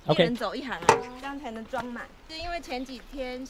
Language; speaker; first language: Chinese; native; Chinese